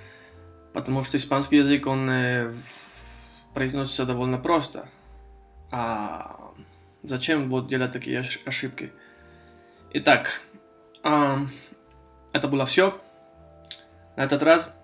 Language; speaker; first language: Russian; non-native, fluent; Spanish